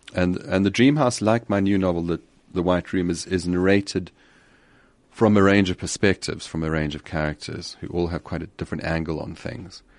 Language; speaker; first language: English; native; English